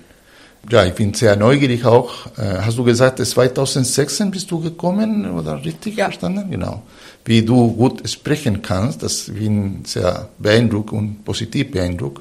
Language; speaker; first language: German; non-native, fluent; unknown